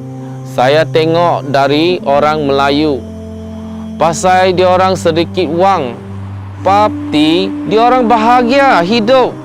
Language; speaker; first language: Indonesian; non-native, local second language; Chinese